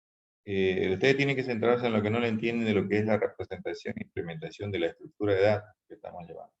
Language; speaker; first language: Spanish; native; Spanish